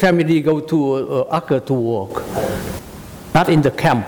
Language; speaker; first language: English; non-native, learner; Vietnamese